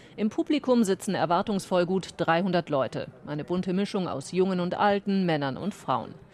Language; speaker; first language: German; native; German